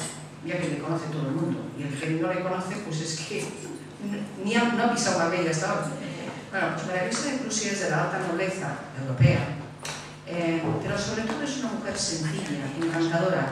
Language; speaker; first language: Spanish; native; Spanish